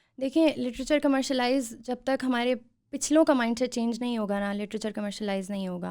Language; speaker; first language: Urdu; native; Urdu